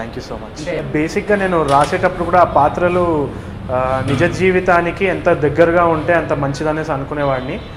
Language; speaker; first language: Telugu; native; Telugu